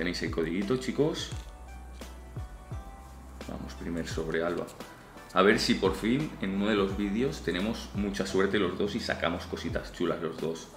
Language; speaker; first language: Spanish; native; Spanish